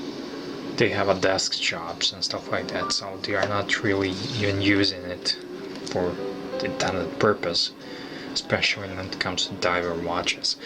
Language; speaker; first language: English; non-native, fluent; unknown